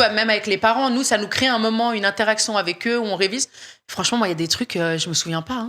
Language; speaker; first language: French; native; French